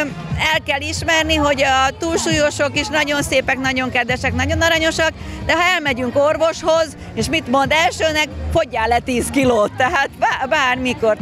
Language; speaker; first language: Hungarian; native; Hungarian